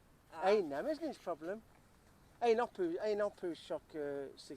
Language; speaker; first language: Hungarian; early bilingual, heritage; English